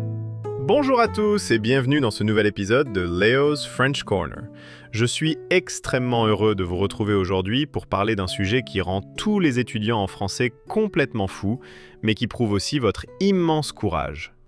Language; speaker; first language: French; native; French